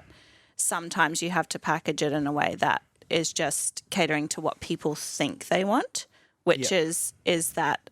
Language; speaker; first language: English; native; English